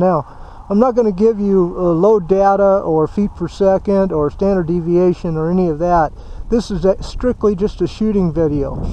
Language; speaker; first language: English; native; English